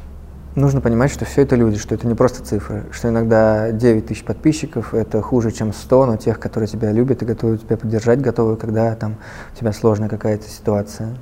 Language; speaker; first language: Russian; native; Russian